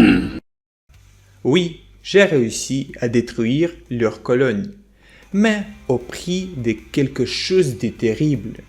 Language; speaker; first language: French; non-native, fluent; Russian